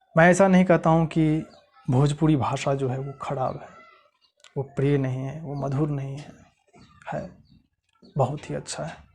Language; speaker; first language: Hindi; non-native, local second language; Maithili